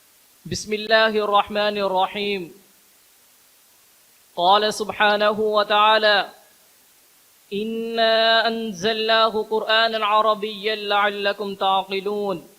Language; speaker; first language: Arabic; non-native, learner; Urdu